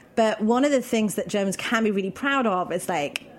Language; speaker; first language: English; native; English